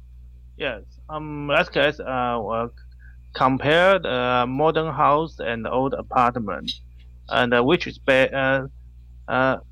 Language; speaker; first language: English; non-native, learner; Chinese